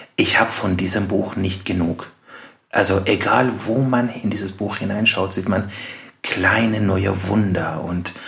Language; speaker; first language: German; non-native, fluent; Persian